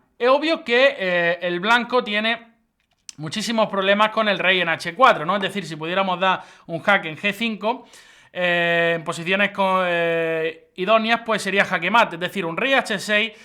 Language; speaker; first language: Spanish; native; Spanish